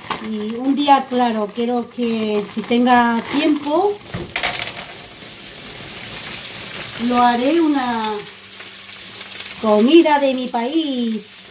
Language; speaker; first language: Spanish; non-native, fluent; Armenian